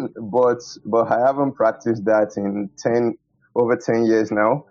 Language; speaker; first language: English; non-native, local second language; Yoruba